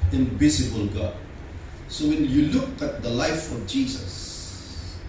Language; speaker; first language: English; non-native, local second language; Filipino